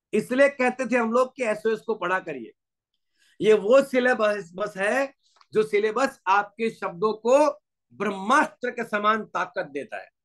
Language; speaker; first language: Hindi; non-native, local second language; Gujarati